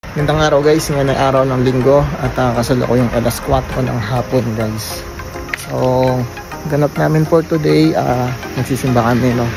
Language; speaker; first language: Filipino; native; Filipino